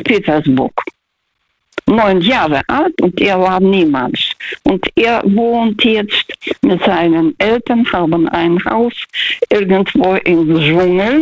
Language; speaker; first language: German; non-native, fluent; Russian